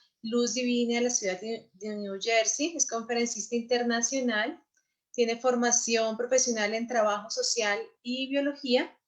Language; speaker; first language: Spanish; native; Spanish